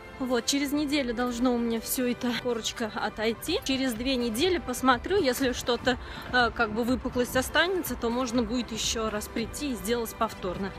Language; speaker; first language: Russian; native; Russian